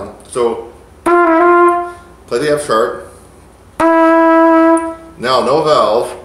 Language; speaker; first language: English; native; English